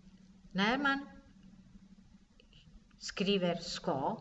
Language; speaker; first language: Swedish; non-native, fluent; Persian